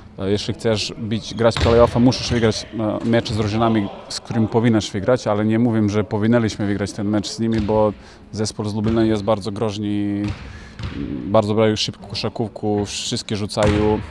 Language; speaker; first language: Polish; non-native, fluent; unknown